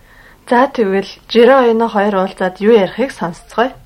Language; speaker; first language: Mongolian; native; Mongolian